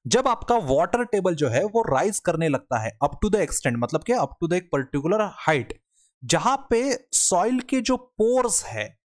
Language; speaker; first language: Hindi; non-native, local second language; Marathi